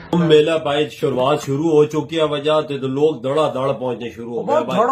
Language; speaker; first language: Hindi; native; Hindi